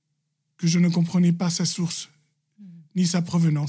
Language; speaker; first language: French; non-native, local second language; Arabic